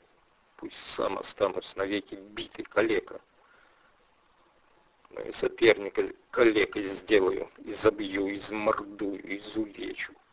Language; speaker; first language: Russian; native; Russian